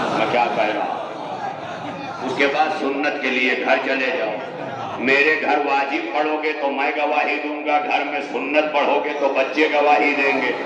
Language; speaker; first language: Urdu; non-native, local second language; Awadhi